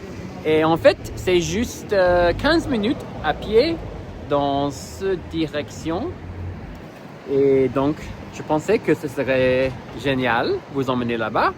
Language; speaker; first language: French; non-native, fluent; English